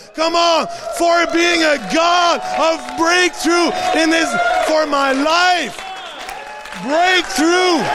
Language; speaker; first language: English; non-native, fluent; French